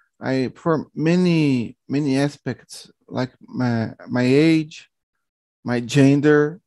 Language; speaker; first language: English; non-native, learner; Portuguese